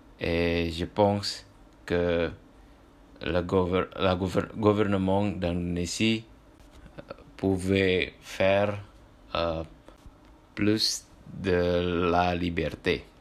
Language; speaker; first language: French; non-native, learner; Indonesian